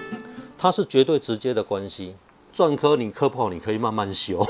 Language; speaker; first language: Chinese; non-native, local second language; Min Nan Chinese